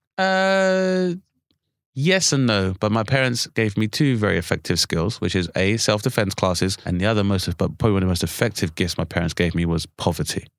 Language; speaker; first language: English; native; English